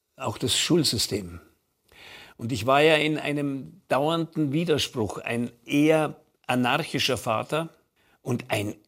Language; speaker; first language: German; native; German